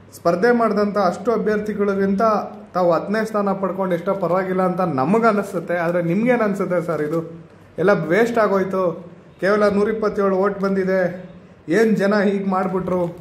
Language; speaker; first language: Kannada; native; Kannada